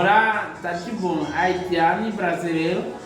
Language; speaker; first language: Portuguese; non-native, learner; Haitian Creole